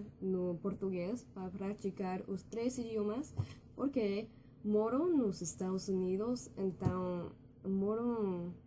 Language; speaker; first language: Portuguese; non-native, learner; English